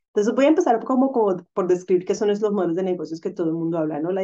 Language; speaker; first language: Spanish; native; Spanish